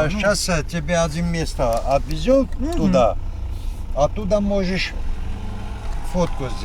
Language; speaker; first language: Russian; non-native, learner; Armenian